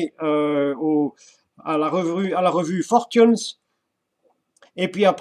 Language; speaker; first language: French; native; French